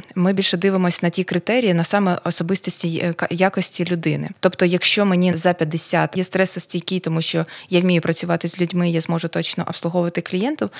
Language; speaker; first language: Ukrainian; non-native, local second language; Russian